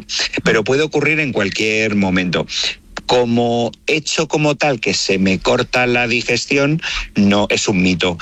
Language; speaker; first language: Spanish; native; Spanish